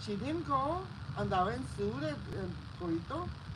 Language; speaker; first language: English; early bilingual, other home language; Spanish